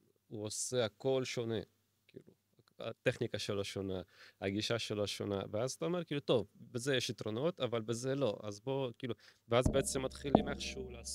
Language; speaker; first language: Hebrew; native; Hebrew